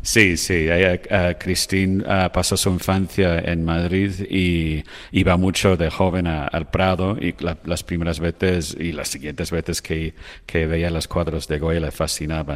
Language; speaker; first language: Spanish; non-native, fluent; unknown